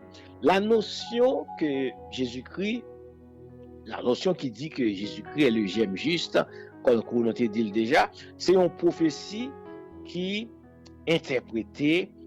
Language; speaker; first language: French; non-native, local second language; Haitian Creole